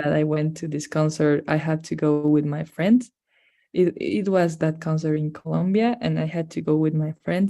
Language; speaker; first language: English; non-native, fluent; Spanish